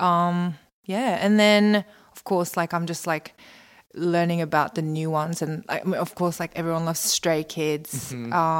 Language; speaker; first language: English; non-native, local second language; Korean